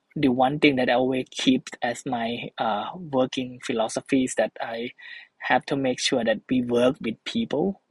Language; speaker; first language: English; non-native, fluent; Thai